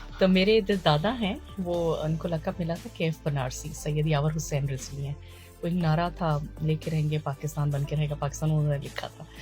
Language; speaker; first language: Urdu; early bilingual, heritage; Urdu